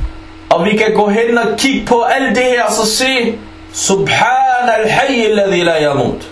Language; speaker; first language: Danish; non-native, fluent; Arabic